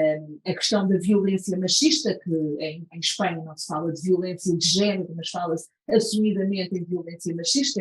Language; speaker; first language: Portuguese; native; Portuguese